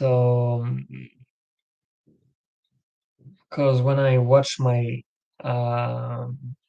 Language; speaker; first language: English; non-native, learner; French